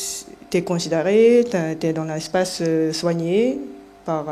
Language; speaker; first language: French; non-native, fluent; Japanese